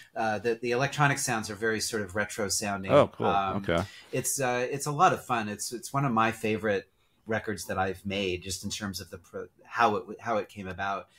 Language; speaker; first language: English; native; English